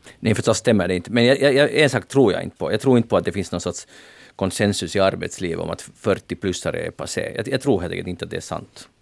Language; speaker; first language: Swedish; native; Swedish